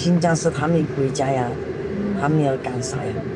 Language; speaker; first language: Chinese; native; Chinese